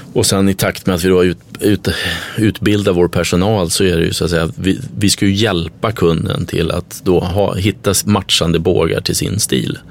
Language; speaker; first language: Swedish; native; Swedish